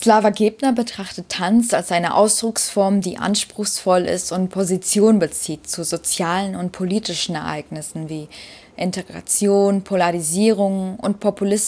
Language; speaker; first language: German; native; German